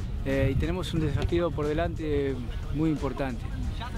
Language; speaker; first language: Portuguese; non-native, learner; Spanish